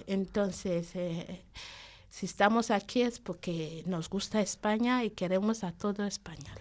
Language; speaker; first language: Spanish; non-native, learner; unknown